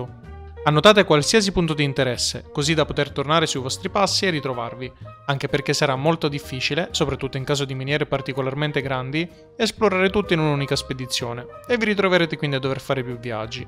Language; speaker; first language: Italian; native; Italian